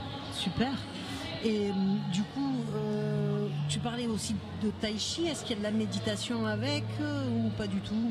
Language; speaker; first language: French; native; French